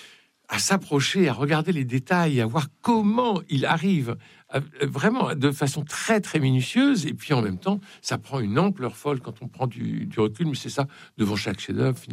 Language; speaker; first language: French; native; French